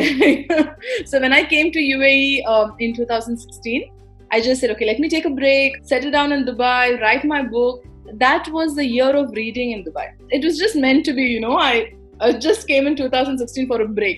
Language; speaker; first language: English; non-native, local second language; Tamil